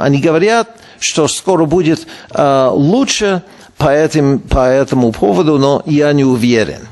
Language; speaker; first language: Russian; non-native, fluent; English